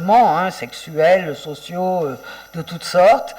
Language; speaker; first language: French; native; French